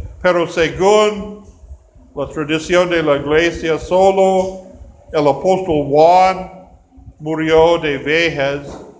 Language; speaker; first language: Spanish; non-native, fluent; English